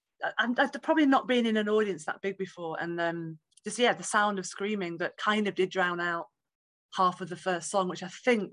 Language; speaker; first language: English; native; English